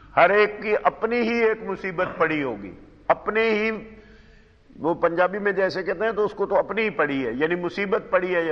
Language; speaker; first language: Urdu; non-native, local second language; Punjabi